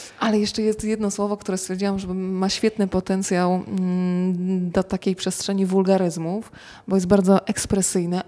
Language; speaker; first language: Polish; native; Polish